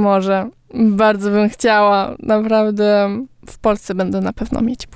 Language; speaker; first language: Polish; early bilingual, heritage; Polish